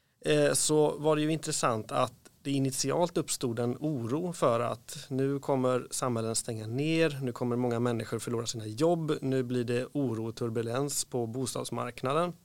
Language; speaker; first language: Swedish; native; Swedish